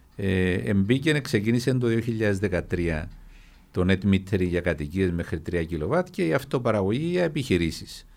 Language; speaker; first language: Greek; native; Greek